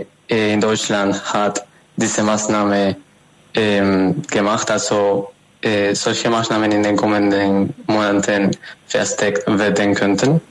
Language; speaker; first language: German; non-native, fluent; Spanish